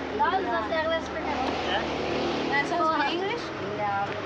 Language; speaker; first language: English; non-native, learner; Filipino